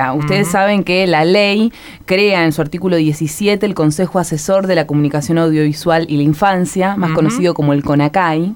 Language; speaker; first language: Spanish; native; Spanish